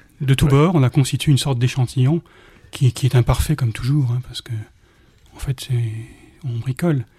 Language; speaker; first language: French; native; French